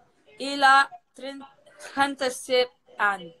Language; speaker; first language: French; non-native, learner; Portuguese